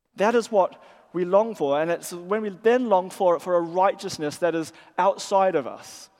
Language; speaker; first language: English; native; English